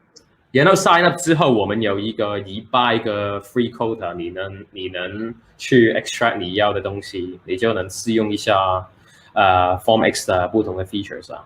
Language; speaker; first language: Chinese; early bilingual, heritage; Chinese